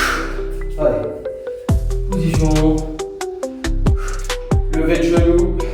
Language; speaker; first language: French; native; French